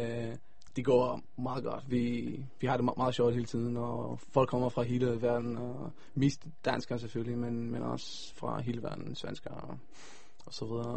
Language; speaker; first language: Danish; non-native, fluent; Hebrew